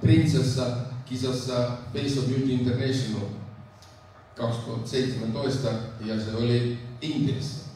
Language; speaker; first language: Finnish; non-native, fluent; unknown